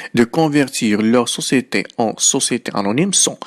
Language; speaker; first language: French; non-native, local second language; Arabic